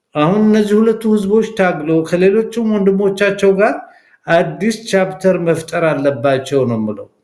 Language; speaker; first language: Amharic; non-native, local second language; Somali